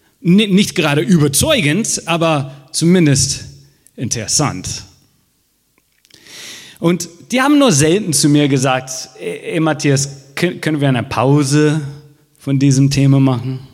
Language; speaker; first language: German; non-native, fluent; English